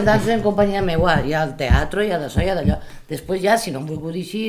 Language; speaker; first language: Catalan; native; Catalan